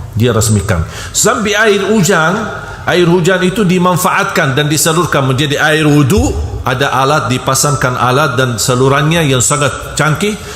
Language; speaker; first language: Malay; non-native, fluent; Arabic